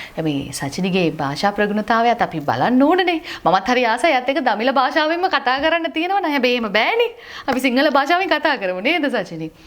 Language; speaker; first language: Sinhala; native; Sinhala